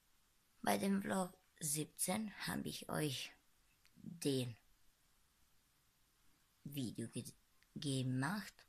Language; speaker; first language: German; non-native, learner; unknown